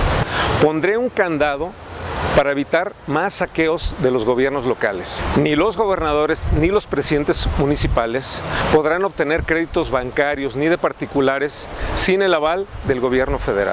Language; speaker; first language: Spanish; native; Spanish